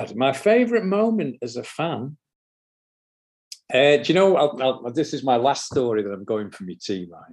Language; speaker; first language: English; native; English